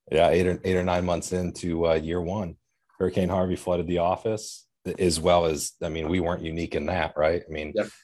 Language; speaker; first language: English; native; English